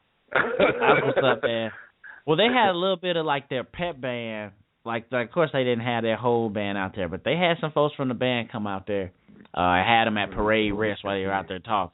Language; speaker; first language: English; native; English